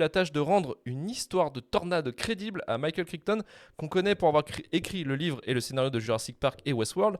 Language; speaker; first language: French; native; French